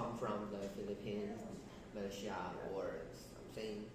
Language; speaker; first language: English; non-native, learner; Chinese